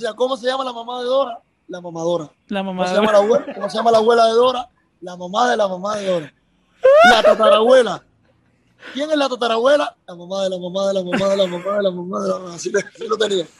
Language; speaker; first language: Spanish; native; Spanish